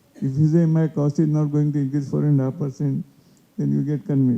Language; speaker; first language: English; non-native, local second language; Marathi